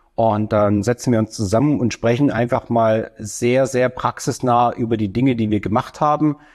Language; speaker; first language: German; native; German